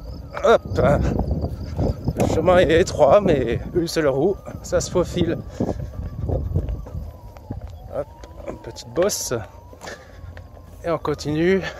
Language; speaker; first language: French; native; French